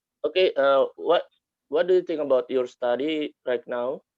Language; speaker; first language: English; non-native, learner; Indonesian